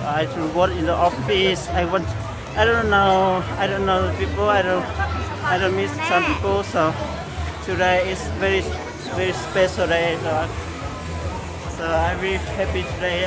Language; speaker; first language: English; non-native, learner; Hmong